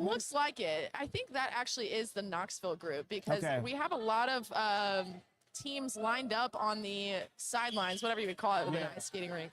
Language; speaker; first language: English; native; English